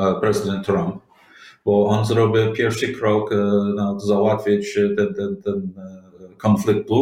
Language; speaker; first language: Polish; non-native, learner; English